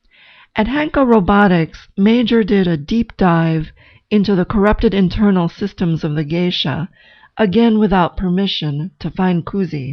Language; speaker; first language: English; native; English